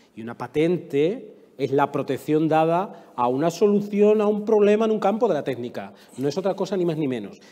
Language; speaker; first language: Spanish; native; Spanish